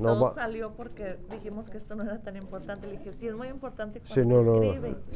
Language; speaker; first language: Spanish; native; Spanish